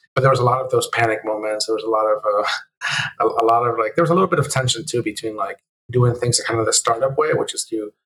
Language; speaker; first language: English; early bilingual, other home language; Spanish